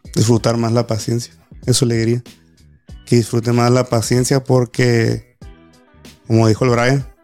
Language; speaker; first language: Spanish; native; Spanish